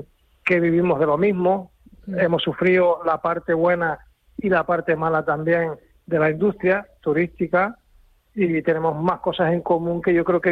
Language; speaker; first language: Spanish; native; Spanish